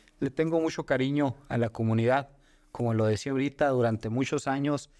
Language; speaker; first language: Spanish; native; Spanish